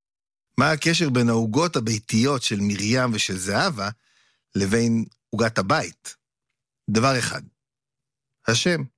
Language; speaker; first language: Hebrew; native; Hebrew